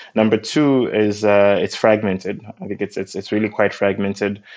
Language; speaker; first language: English; non-native, local second language; Nyanja